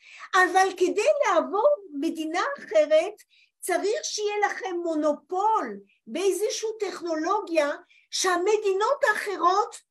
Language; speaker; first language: Hebrew; non-native, fluent; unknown